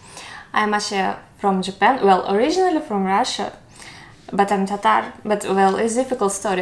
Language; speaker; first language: English; non-native, learner; Russian